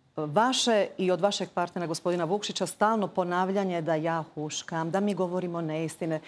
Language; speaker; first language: Croatian; native; Croatian